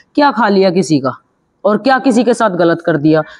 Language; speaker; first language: Hindi; native; Hindi